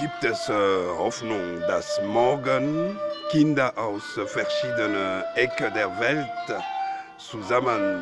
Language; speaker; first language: German; non-native, fluent; Lingala